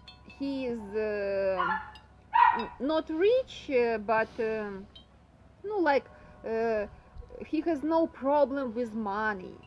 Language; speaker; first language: English; non-native, learner; Russian